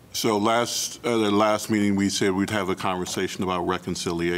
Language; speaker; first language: English; native; English